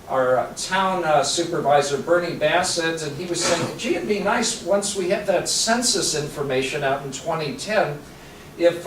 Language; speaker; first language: English; native; English